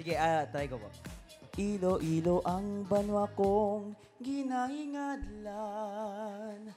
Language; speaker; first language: Filipino; non-native, local second language; Hiligaynon